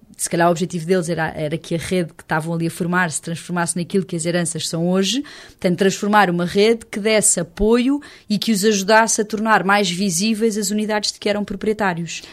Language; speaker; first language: Portuguese; native; Portuguese